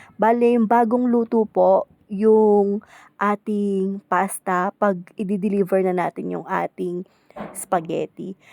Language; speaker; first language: Filipino; non-native, local second language; Pampanga